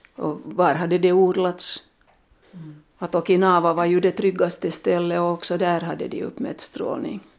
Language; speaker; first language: Swedish; native; Swedish